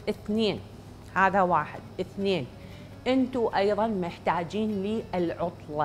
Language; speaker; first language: Arabic; native; Arabic